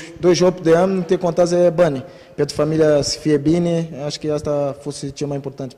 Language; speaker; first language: Romanian; non-native, learner; Portuguese